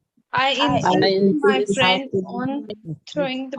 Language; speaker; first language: English; non-native, learner; Hindi